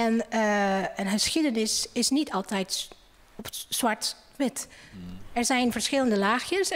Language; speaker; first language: Dutch; non-native, fluent; Indonesian